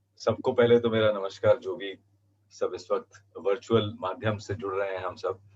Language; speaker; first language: Hindi; non-native, local second language; Punjabi